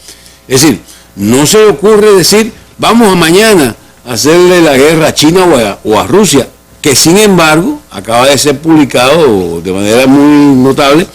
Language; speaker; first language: Spanish; native; Spanish